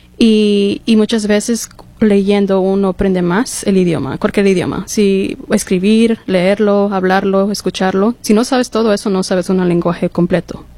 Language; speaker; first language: Spanish; early bilingual, heritage; English